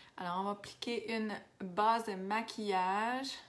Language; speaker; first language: French; native; French